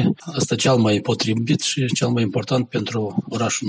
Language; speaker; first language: Romanian; non-native, local second language; Gagauz